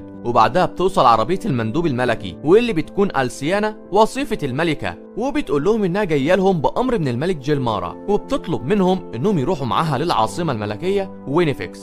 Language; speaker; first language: Arabic; native; Arabic